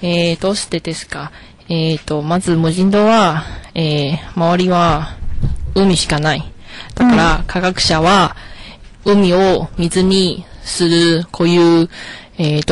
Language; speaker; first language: Japanese; non-native, learner; Chinese